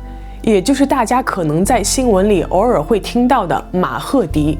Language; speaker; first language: Chinese; native; Chinese